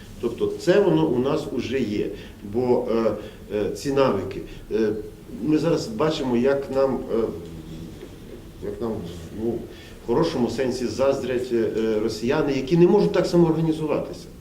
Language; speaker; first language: Ukrainian; native; Ukrainian